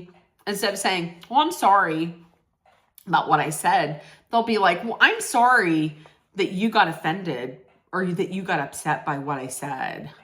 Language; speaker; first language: English; native; English